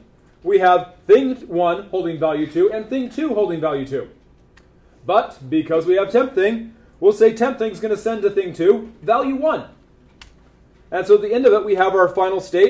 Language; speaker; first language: English; native; English